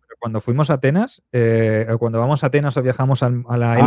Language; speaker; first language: Spanish; native; Spanish